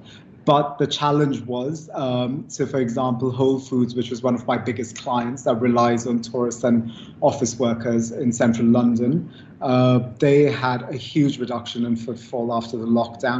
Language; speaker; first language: English; non-native, local second language; Hindi